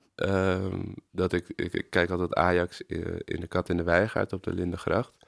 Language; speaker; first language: Dutch; native; Dutch